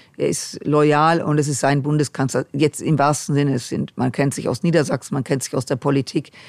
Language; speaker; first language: German; native; German